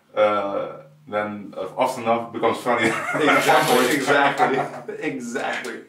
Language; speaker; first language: English; native; English